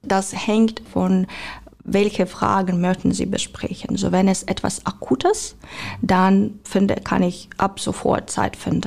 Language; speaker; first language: German; non-native, fluent; Ukrainian